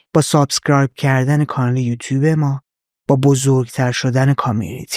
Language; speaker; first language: Persian; native; Persian